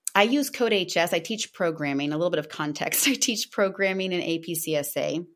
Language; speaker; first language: English; non-native, fluent; Portuguese